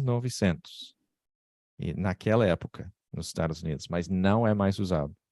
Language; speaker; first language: Portuguese; non-native, fluent; English